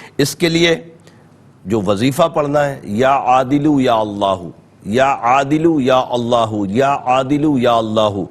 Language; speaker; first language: Urdu; native; Urdu